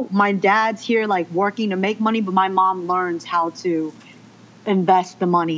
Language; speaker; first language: English; early bilingual, other home language; Chinese